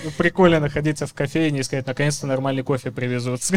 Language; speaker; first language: Russian; native; Russian